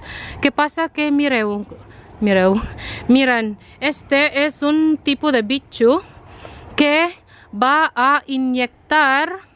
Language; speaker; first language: Spanish; non-native, learner; Filipino